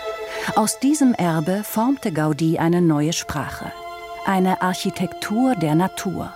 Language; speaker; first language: German; native; German